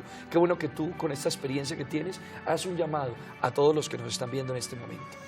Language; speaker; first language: Spanish; native; Spanish